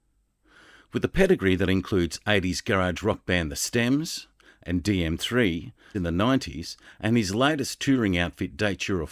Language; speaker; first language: English; native; English